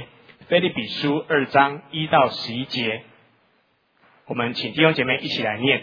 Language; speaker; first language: Chinese; native; Chinese